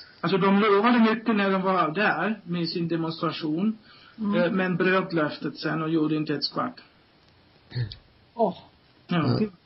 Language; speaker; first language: Swedish; non-native, fluent; German